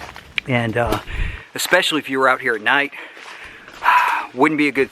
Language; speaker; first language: English; native; English